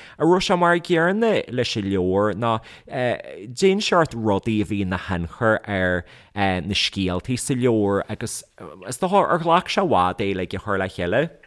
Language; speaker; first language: Irish; native; Irish